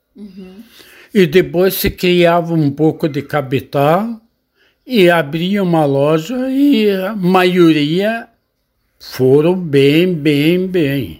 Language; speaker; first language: Portuguese; non-native, learner; Arabic